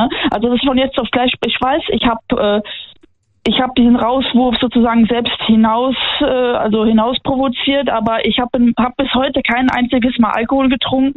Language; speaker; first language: German; native; German